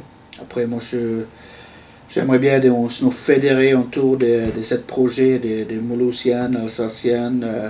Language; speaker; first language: French; non-native, fluent; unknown